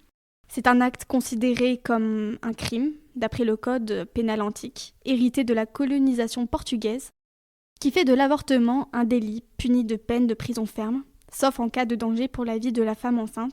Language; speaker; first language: French; native; French